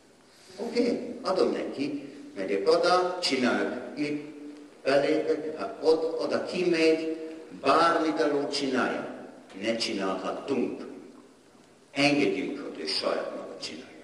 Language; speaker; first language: Hungarian; non-native, learner; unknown